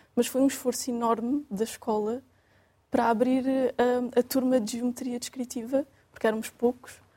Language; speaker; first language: Portuguese; native; Portuguese